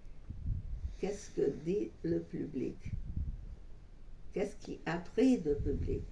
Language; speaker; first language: French; non-native, fluent; Hungarian